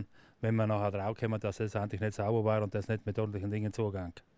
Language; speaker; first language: German; native; German